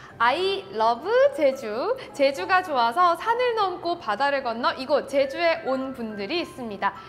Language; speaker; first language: Korean; native; Korean